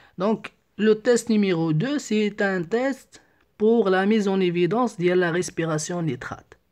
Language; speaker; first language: French; non-native, local second language; Arabic